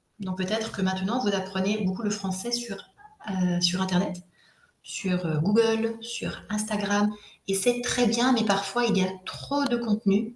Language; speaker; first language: French; native; French